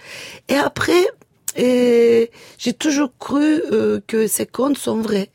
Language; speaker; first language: French; non-native, fluent; Turkish